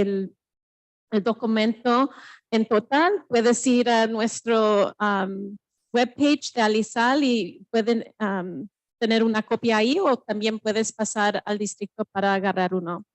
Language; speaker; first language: Spanish; early bilingual, heritage; Spanish